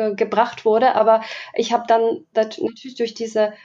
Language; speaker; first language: German; non-native, fluent; Slovak